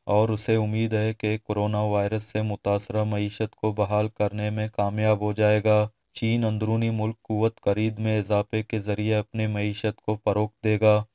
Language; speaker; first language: Urdu; non-native, local second language; Baluchi